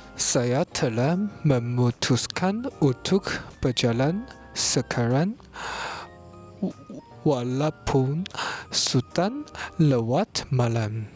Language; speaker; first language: Malay; non-native, learner; Chinese